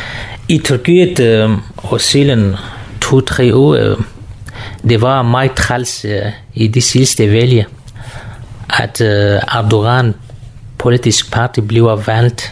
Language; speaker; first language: Danish; non-native, learner; Kurdish